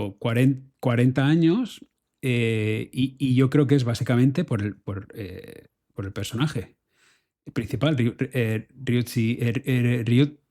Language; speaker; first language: Spanish; native; Spanish